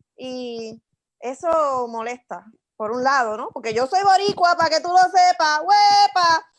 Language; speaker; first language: Spanish; native; Spanish